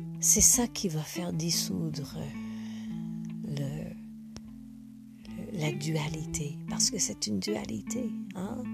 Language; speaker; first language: French; non-native, fluent; English